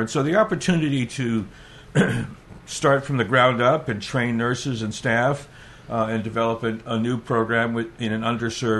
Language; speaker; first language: English; native; English